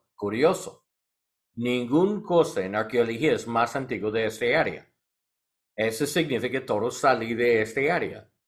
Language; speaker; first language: Spanish; non-native, learner; English